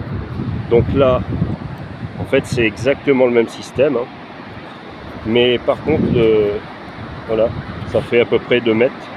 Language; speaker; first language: French; native; French